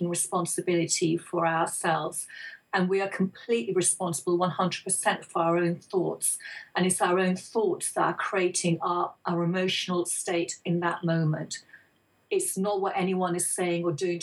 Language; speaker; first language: English; native; English